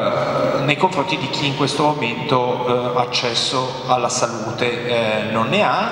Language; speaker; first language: Italian; native; Italian